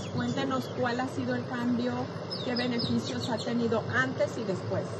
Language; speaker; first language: Spanish; native; Spanish